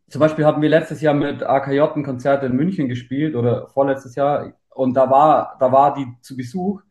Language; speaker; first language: German; native; German